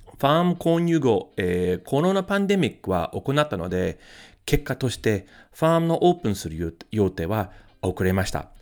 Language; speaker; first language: Japanese; non-native, fluent; English